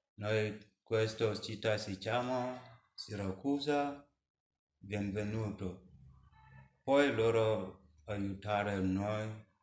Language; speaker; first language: Italian; non-native, learner; Mandingo